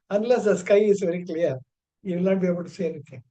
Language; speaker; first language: English; non-native, local second language; Tamil